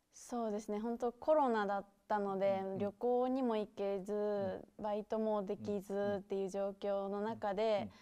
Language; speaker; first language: Japanese; native; Japanese